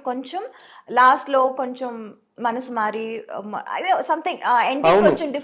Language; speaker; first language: Telugu; non-native, fluent; Tamil